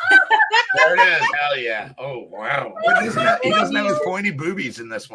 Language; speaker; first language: English; native; English